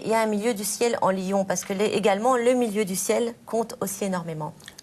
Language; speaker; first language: French; native; French